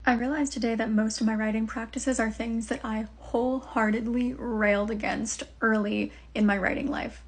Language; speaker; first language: English; native; English